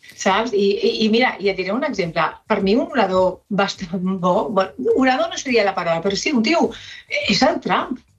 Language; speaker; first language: Catalan; non-native, local second language; Spanish